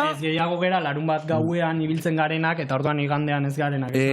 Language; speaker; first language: Basque; native; Basque